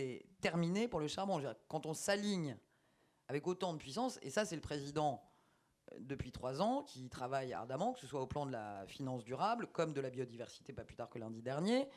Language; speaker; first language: French; native; French